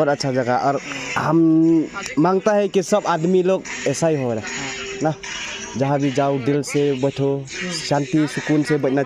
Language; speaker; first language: Hindi; non-native, local second language; Khasi